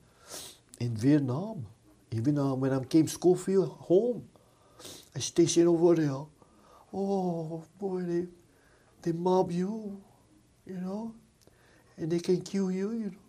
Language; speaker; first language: English; native; English